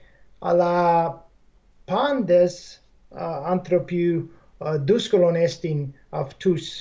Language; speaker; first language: Greek; non-native, fluent; English